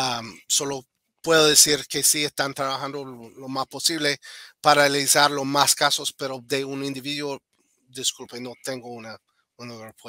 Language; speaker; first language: Spanish; non-native, fluent; English